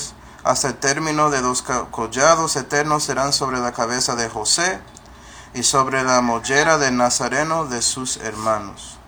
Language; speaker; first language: Spanish; non-native, fluent; English